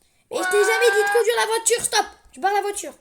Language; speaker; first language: French; native; French